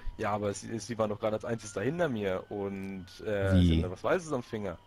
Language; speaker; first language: German; native; German